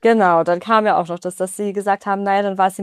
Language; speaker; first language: German; native; German